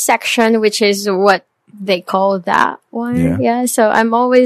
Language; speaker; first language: English; non-native, local second language; Filipino